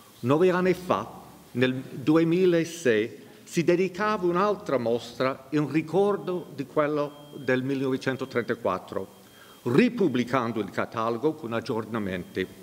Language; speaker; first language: Italian; non-native, fluent; English